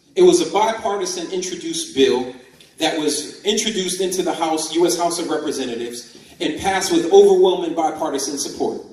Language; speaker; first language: English; native; English